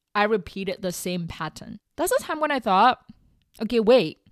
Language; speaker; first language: English; non-native, fluent; Chinese